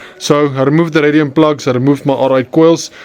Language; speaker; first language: English; non-native, local second language; Afrikaans